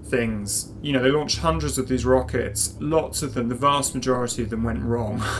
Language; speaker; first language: English; native; English